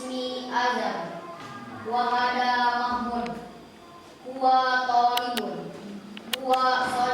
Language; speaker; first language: Arabic; non-native, learner; Indonesian